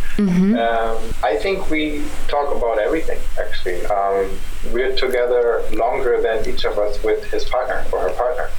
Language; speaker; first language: English; non-native, fluent; German